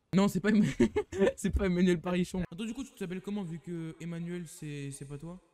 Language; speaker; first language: French; native; French